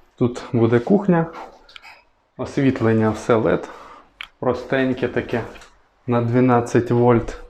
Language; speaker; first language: Ukrainian; non-native, local second language; Russian